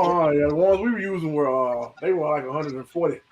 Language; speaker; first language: English; native; English